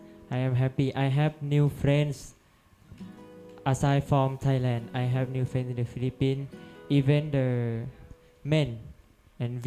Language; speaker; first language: English; non-native, learner; Thai